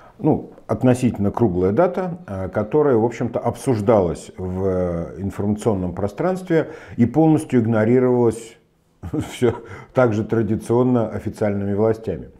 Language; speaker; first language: Russian; native; Russian